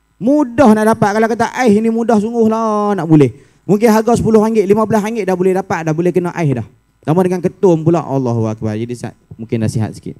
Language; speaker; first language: Malay; native; Malay